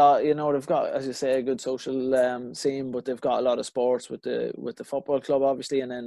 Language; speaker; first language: English; native; English